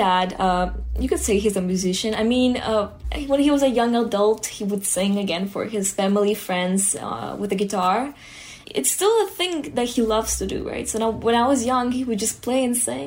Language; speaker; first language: English; early bilingual, other home language; Hebrew